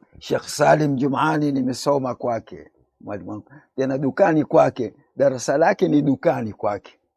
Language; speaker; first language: Swahili; native; Swahili